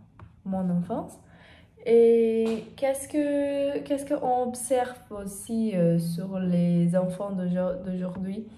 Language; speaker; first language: French; non-native, learner; Portuguese